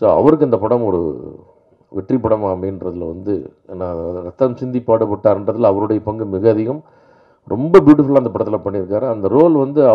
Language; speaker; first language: Tamil; native; Tamil